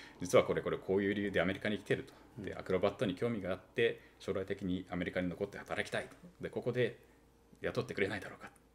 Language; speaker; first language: Japanese; native; Japanese